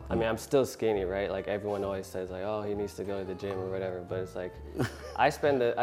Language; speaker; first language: English; early bilingual, other home language; Chinese